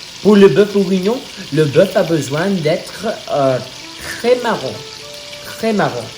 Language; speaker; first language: French; non-native, learner; English